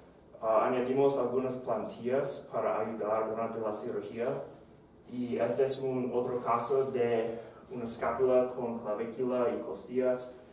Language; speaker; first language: Spanish; non-native, fluent; English